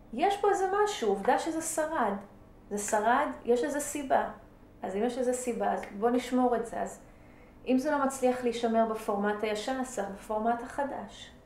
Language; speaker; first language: Hebrew; early bilingual, other home language; Persian